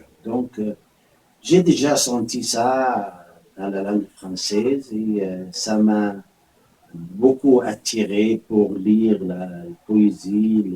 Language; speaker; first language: French; non-native, fluent; Arabic